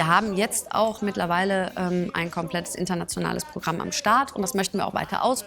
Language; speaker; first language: German; native; German